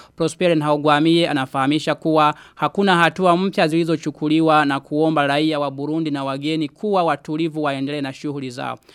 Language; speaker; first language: Swahili; non-native, local second language; Rundi